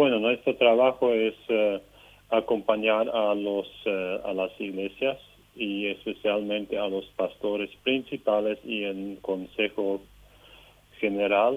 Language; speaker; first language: Spanish; non-native, local second language; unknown